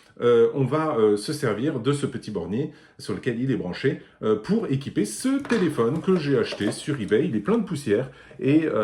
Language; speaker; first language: French; native; French